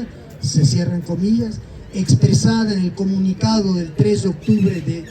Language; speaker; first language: Spanish; native; Spanish